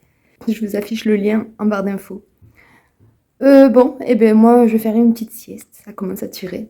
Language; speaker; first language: French; native; French